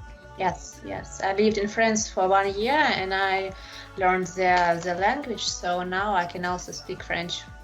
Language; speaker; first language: English; non-native, learner; Ukrainian